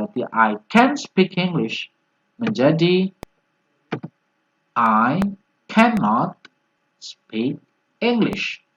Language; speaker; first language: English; non-native, fluent; Indonesian